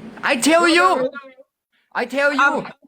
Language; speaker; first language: English; non-native, learner; Thai